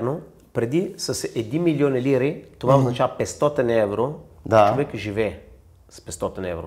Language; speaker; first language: Bulgarian; non-native, fluent; Italian